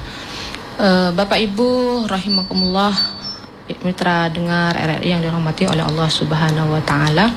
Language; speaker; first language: Indonesian; native; Indonesian